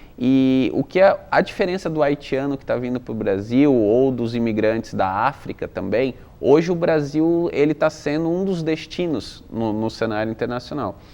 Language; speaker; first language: Portuguese; native; Portuguese